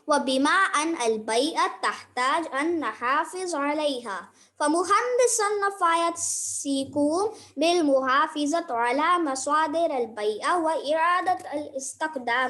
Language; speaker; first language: Arabic; non-native, learner; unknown